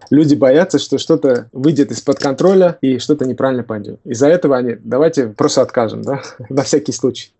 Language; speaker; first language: Russian; non-native, local second language; Tajik